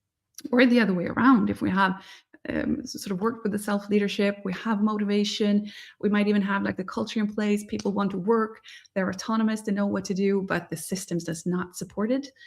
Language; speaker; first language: English; non-native, fluent; Swedish